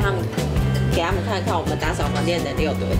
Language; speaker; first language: Chinese; native; Chinese